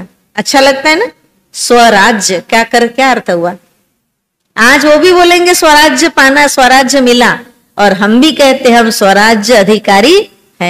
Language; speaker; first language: Hindi; native; Hindi